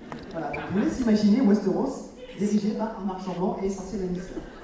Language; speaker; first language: French; native; French